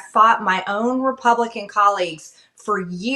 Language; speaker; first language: English; native; English